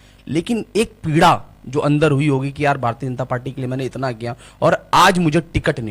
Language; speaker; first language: Hindi; native; Hindi